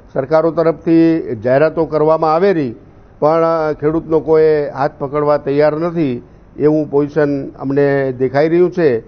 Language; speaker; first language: Gujarati; native; Gujarati